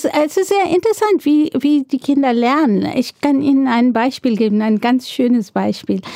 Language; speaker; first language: German; non-native, fluent; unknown